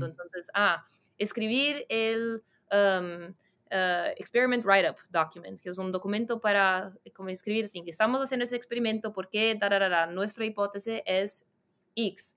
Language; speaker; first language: Spanish; non-native, fluent; Portuguese